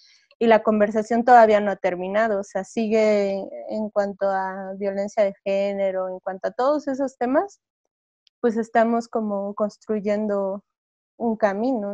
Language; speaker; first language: Spanish; native; Spanish